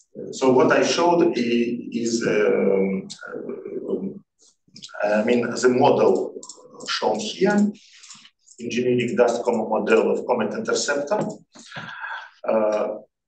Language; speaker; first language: English; non-native, fluent; Russian